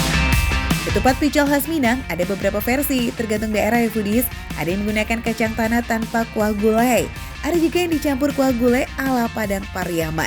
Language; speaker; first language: Indonesian; native; Indonesian